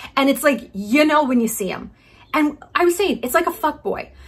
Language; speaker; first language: English; native; English